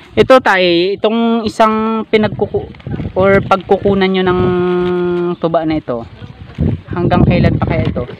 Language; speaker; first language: Filipino; native; Filipino